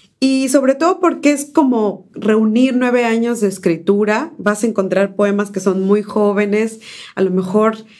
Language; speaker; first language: Spanish; native; Spanish